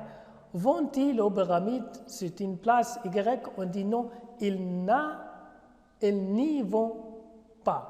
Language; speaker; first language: French; non-native, fluent; Arabic